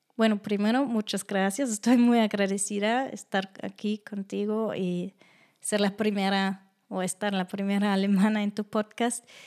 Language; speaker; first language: Spanish; non-native, fluent; German